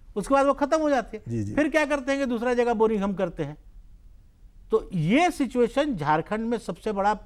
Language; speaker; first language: Hindi; native; Hindi